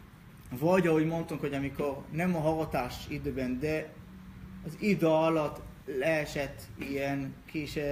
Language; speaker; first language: Hungarian; non-native, learner; Hebrew